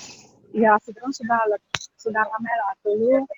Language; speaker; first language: Indonesian; non-native, learner; Chinese